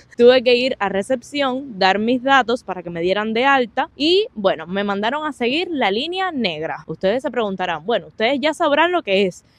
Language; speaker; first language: Spanish; native; Spanish